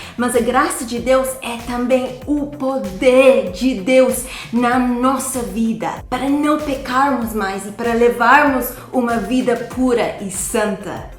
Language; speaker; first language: Portuguese; non-native, fluent; English